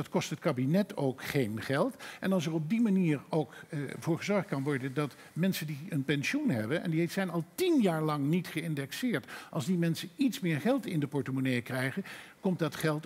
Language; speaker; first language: Dutch; native; Dutch